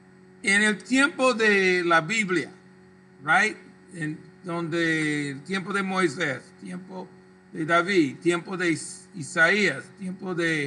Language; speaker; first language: Spanish; non-native, local second language; English